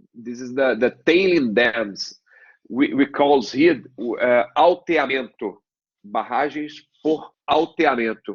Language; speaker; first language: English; non-native, learner; Portuguese